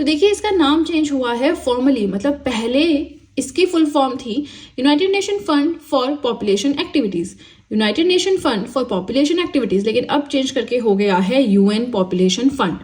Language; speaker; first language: Hindi; native; Hindi